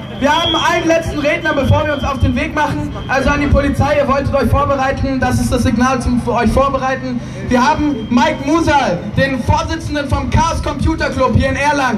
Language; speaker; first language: German; native; German